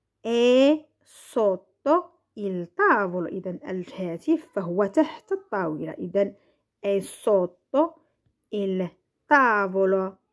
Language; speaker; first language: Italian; non-native, fluent; Arabic